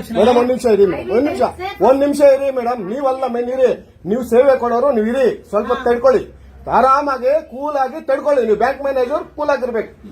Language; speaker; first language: Kannada; native; Kannada